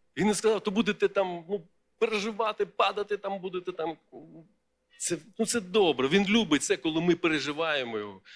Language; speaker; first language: Ukrainian; non-native, local second language; Russian